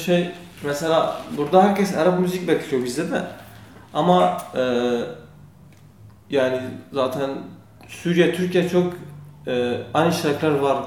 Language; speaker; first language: Turkish; non-native, learner; Kurdish